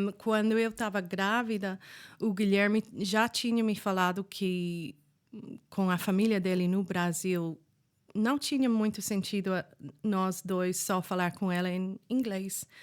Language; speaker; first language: Portuguese; non-native, fluent; English